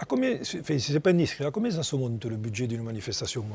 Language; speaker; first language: French; native; French